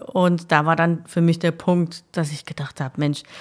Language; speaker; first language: German; native; German